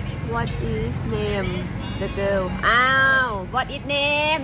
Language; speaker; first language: English; non-native, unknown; Thai